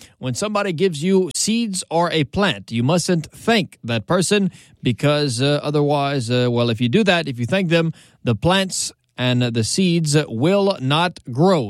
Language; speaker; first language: English; native; English